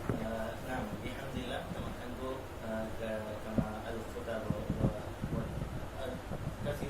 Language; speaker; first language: Arabic; non-native, learner; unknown